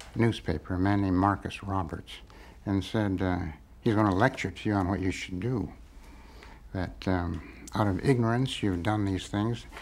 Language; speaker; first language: English; native; English